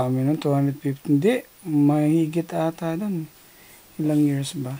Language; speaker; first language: Filipino; native; Filipino